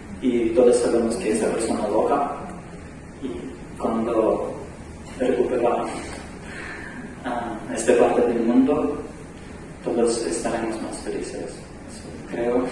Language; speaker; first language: Spanish; non-native, learner; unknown